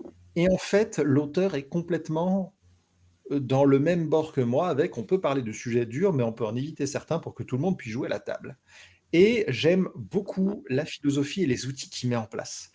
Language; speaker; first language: French; native; French